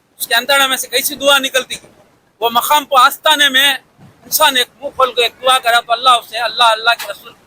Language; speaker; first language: Hindi; non-native, local second language; Urdu